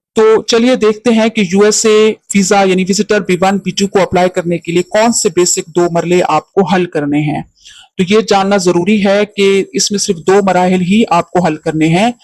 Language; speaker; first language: Urdu; native; Urdu